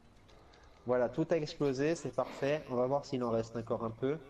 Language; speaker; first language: French; native; French